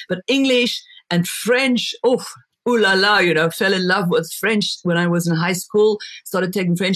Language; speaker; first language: English; non-native, local second language; Afrikaans